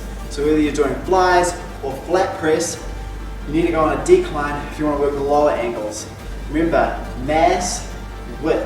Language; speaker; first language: English; native; English